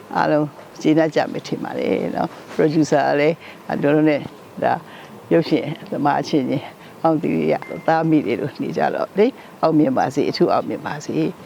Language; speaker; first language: Burmese; native; Burmese